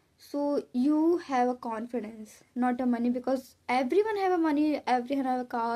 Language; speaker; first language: English; non-native, learner; Hindi